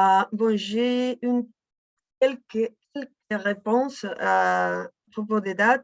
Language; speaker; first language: French; non-native, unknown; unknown